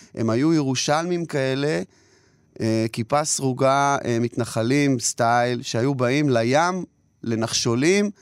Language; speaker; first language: Hebrew; native; Hebrew